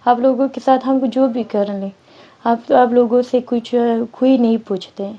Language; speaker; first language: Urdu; non-native, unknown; Persian